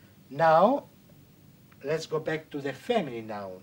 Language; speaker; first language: English; non-native, fluent; Italian